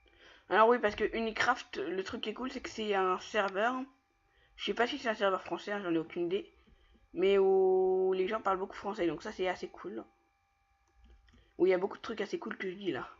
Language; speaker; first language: French; native; French